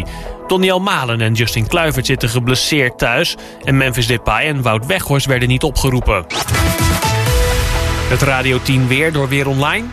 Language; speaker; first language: Dutch; native; Dutch